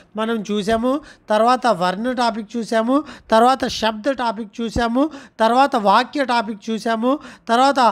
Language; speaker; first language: Telugu; non-native, local second language; Urdu